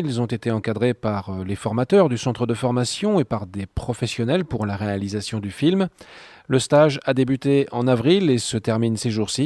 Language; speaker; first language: French; native; French